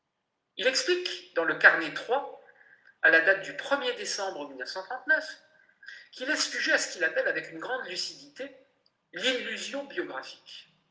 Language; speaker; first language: French; native; French